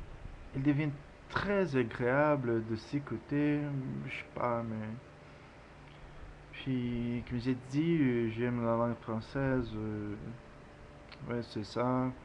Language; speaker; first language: French; non-native, learner; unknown